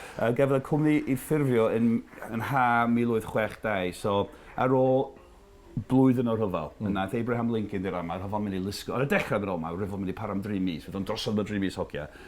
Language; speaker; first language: Welsh; non-native, fluent; English